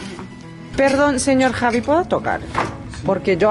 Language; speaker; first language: Spanish; non-native, learner; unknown